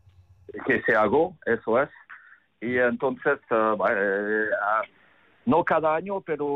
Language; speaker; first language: Spanish; non-native, learner; Basque